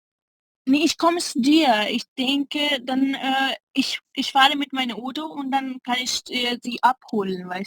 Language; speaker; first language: German; non-native, learner; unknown